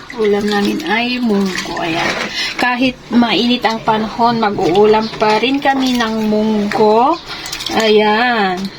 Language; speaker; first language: Filipino; non-native, local second language; Iloko